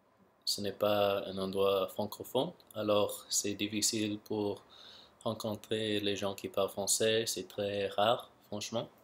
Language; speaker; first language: French; non-native, local second language; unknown